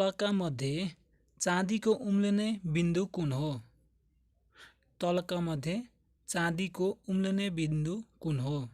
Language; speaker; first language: Nepali; native; Nepali